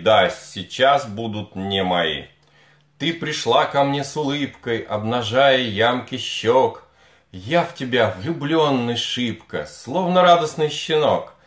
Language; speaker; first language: Russian; native; Russian